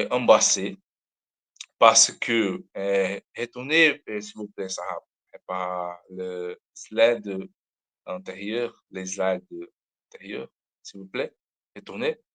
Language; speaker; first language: French; non-native, learner; Portuguese